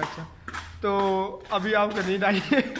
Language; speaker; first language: Urdu; non-native, local second language; Punjabi